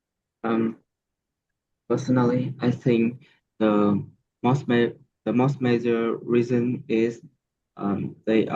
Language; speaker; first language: English; non-native, learner; Vietnamese